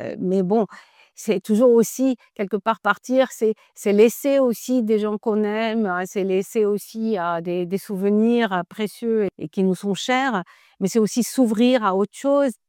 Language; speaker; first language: French; non-native, local second language; Arabic